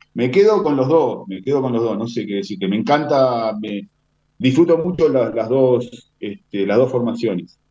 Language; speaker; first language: Spanish; native; Spanish